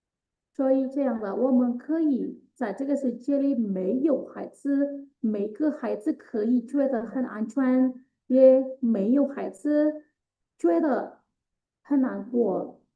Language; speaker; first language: Chinese; non-native, fluent; Indonesian